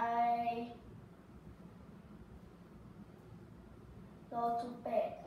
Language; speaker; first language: English; non-native, learner; Vietnamese